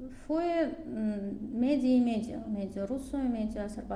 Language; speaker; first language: Spanish; non-native, learner; Russian